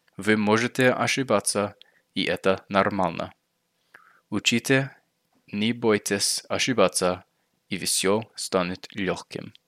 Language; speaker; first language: Russian; non-native, fluent; English